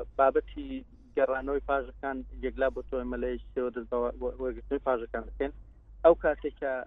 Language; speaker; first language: Central Kurdish; non-native, local second language; Kurdish